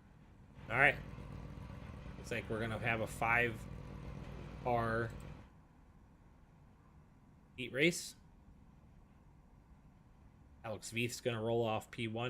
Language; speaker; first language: English; native; English